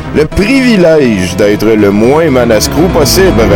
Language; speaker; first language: French; native; French